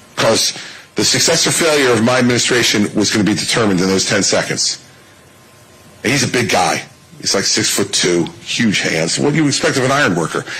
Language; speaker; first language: English; native; English